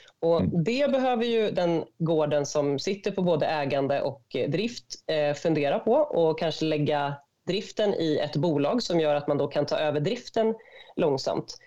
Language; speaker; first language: Swedish; native; Swedish